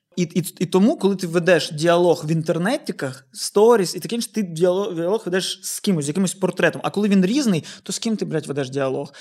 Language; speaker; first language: Ukrainian; native; Ukrainian